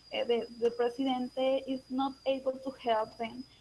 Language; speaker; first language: English; non-native, learner; Spanish